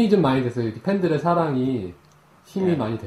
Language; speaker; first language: Korean; native; Korean